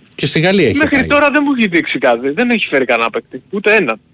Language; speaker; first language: Greek; native; Greek